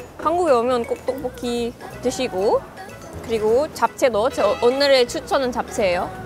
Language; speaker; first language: Korean; non-native, fluent; Indonesian